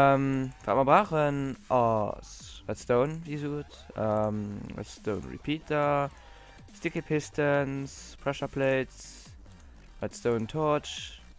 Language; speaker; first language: German; non-native, local second language; Luxembourgish